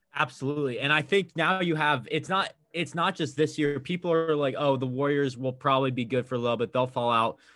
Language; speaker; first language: English; native; English